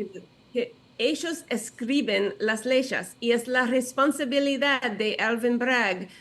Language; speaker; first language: Spanish; non-native, learner; English